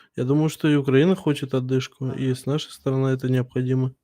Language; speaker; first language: Russian; native; Russian